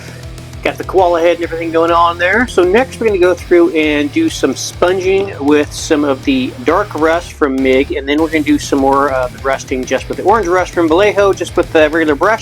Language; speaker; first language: English; native; English